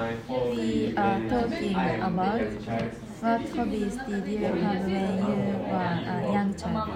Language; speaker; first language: English; non-native, learner; Japanese